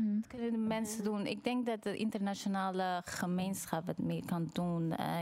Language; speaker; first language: Dutch; non-native, fluent; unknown